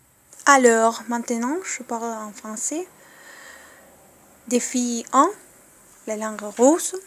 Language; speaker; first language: French; non-native, learner; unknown